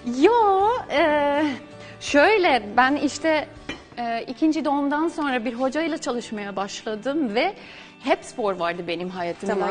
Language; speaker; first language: Turkish; non-native, fluent; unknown